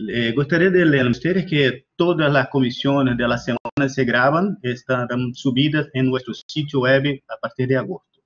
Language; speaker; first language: Spanish; non-native, learner; Portuguese